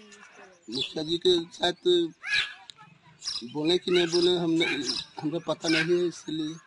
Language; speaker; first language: Hindi; non-native, local second language; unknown